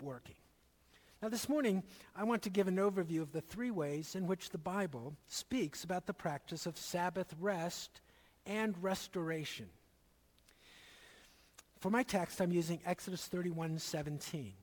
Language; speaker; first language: English; native; English